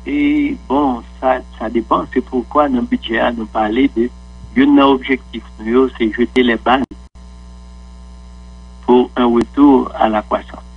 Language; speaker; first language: French; non-native, local second language; Haitian Creole